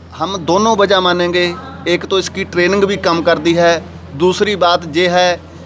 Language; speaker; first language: Hindi; native; Hindi